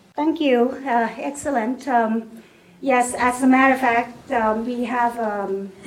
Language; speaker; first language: English; non-native, fluent; Thai